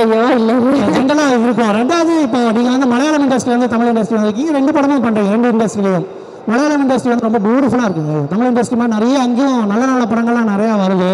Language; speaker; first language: Tamil; native; Tamil